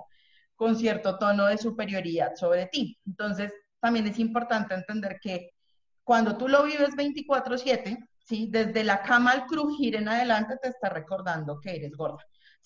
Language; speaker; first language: Spanish; native; Spanish